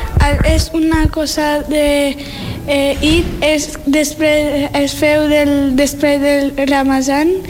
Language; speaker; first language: Catalan; non-native, learner; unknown